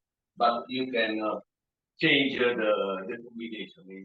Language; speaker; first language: English; non-native, learner; Italian